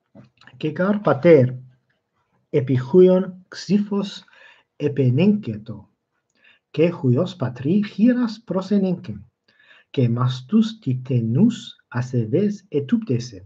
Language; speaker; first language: Greek; non-native, fluent; English